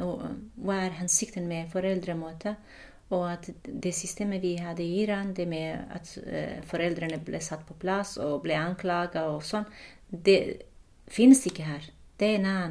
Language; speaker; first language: Norwegian; non-native, fluent; Kurdish